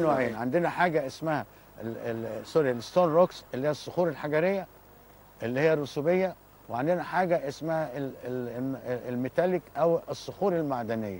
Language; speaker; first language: Arabic; native; Arabic